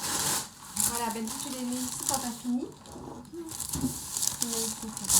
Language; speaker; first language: French; native; French